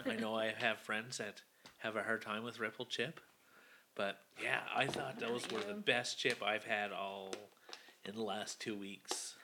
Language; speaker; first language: English; native; English